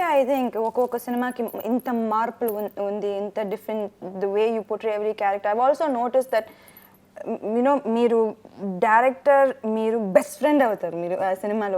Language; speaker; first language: Telugu; non-native, fluent; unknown